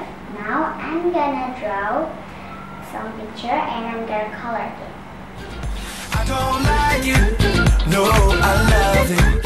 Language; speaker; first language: English; non-native, learner; Indonesian